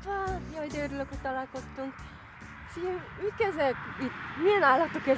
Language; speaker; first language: Hungarian; non-native, learner; Korean